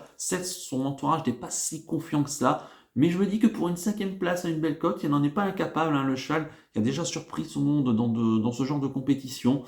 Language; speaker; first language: French; native; French